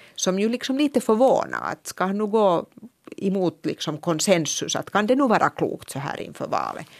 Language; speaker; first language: Swedish; native; Swedish